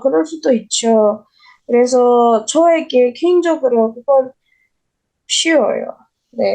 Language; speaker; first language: Korean; non-native, learner; Indonesian